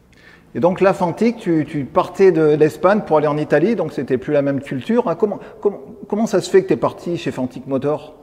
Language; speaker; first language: French; native; French